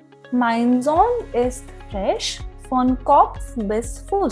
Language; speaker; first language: German; non-native, fluent; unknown